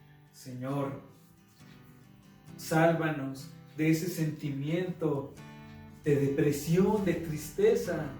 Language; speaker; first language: Spanish; native; Spanish